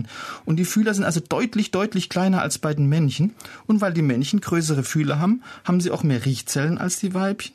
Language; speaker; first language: German; native; German